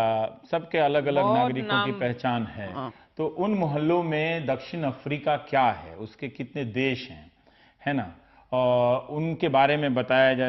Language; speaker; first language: Hindi; native; Hindi